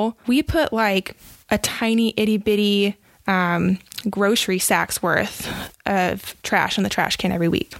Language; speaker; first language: English; native; English